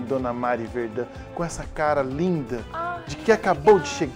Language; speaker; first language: Portuguese; native; Portuguese